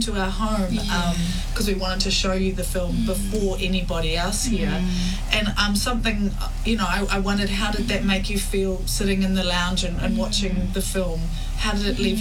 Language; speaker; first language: English; native; English